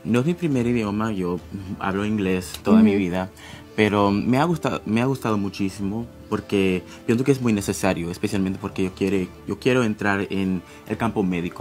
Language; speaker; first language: Spanish; non-native, fluent; English